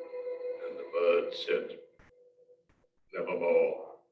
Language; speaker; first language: English; native; English